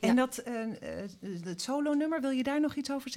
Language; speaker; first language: Dutch; native; Dutch